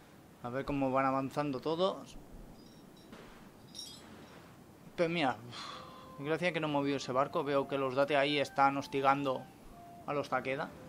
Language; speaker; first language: Spanish; native; Spanish